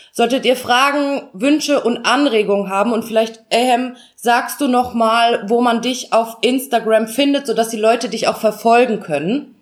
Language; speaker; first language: German; native; German